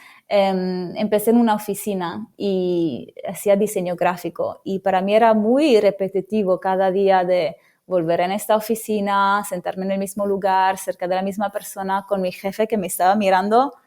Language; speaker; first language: Spanish; non-native, fluent; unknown